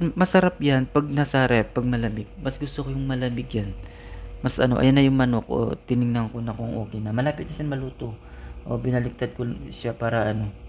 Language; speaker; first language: Filipino; non-native, local second language; Iloko